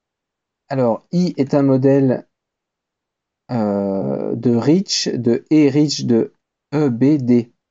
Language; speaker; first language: French; native; French